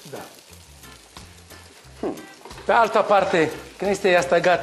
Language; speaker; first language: Romanian; non-native, learner; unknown